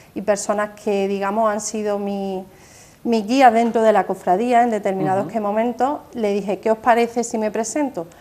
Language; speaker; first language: Spanish; native; Spanish